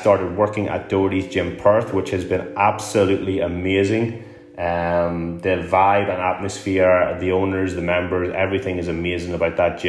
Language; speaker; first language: English; native; English